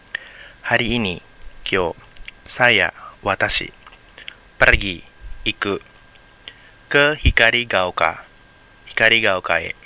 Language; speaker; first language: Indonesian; non-native, fluent; Japanese